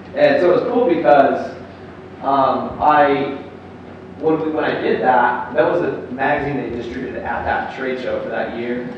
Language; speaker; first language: English; native; English